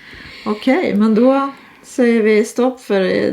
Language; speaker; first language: Swedish; native; Swedish